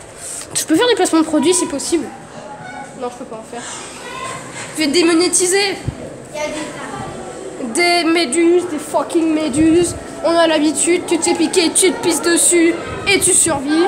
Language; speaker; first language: French; native; French